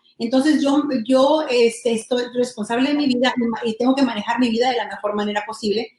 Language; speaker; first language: Spanish; early bilingual, heritage; Spanish